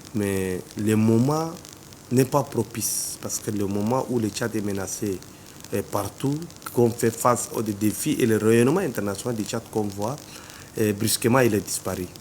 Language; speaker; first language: French; non-native, local second language; Arabic